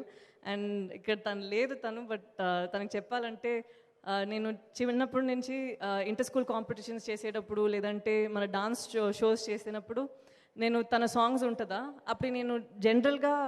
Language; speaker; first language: Telugu; non-native, local second language; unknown